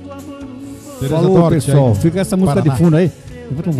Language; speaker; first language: Portuguese; native; Portuguese